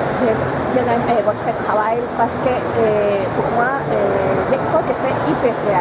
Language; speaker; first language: French; non-native, learner; Spanish